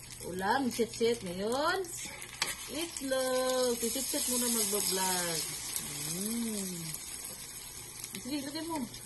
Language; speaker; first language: Filipino; non-native, local second language; Cebuano